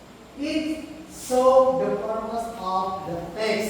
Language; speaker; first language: English; non-native, learner; Indonesian